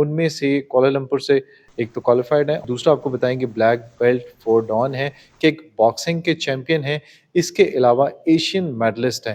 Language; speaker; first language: Urdu; native; Urdu